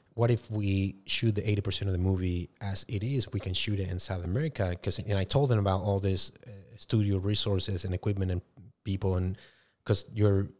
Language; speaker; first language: English; non-native, fluent; Spanish